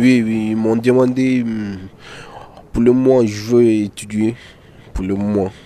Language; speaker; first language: French; non-native, learner; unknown